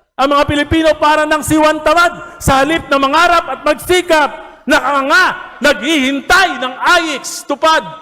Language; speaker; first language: Filipino; native; Filipino